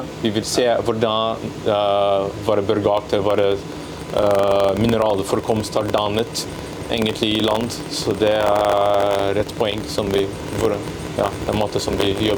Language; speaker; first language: Norwegian; non-native, learner; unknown